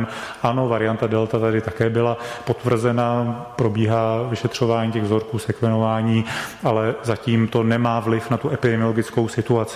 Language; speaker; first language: Czech; native; Czech